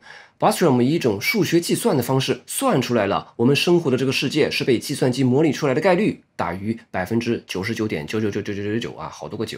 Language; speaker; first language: Chinese; native; Chinese